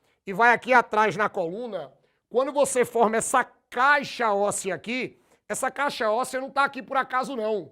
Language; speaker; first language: Portuguese; native; Portuguese